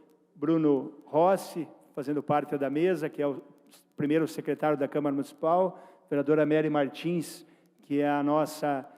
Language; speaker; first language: Portuguese; native; Portuguese